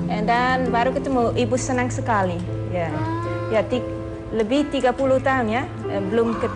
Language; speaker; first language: Indonesian; non-native, learner; Dutch